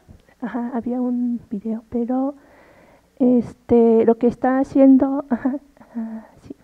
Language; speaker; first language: Spanish; non-native, fluent; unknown